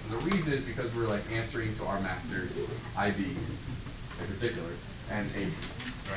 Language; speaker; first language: English; native; English